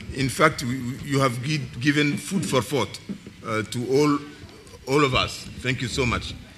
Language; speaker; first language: English; non-native, fluent; Bambara